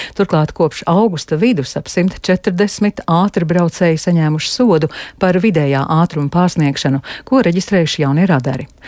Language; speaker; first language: Latvian; native; Latvian